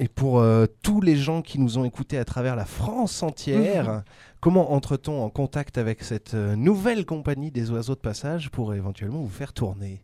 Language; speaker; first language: French; native; French